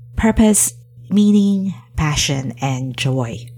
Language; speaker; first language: English; native; English